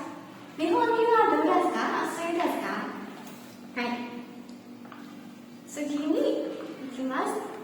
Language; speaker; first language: Japanese; non-native, learner; Burmese